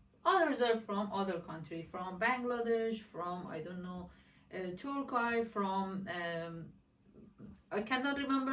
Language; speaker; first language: English; non-native, learner; Persian